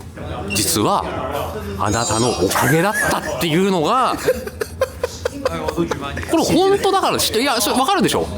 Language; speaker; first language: Japanese; native; Japanese